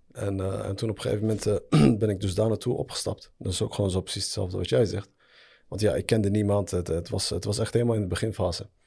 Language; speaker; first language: Dutch; early bilingual, other home language; Arabic